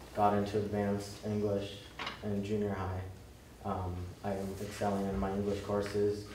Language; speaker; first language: English; early bilingual, other home language; Spanish